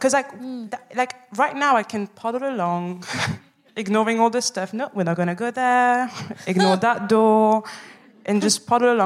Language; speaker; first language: English; non-native, fluent; French